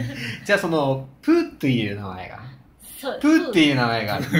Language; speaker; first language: Japanese; native; Japanese